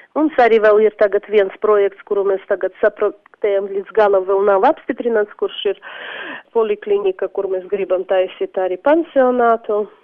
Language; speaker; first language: Latvian; non-native, local second language; Russian